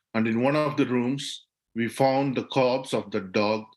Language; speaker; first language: English; non-native, local second language; Tamil